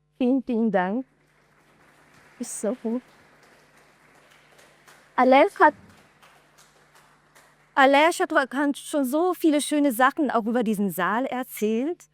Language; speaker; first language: German; non-native, fluent; Slovenian